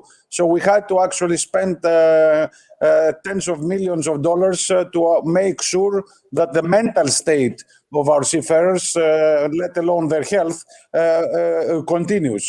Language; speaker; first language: English; non-native, fluent; Greek